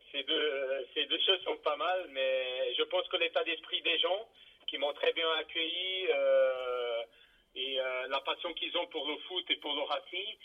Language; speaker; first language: French; non-native, fluent; Portuguese